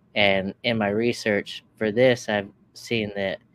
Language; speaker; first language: English; native; English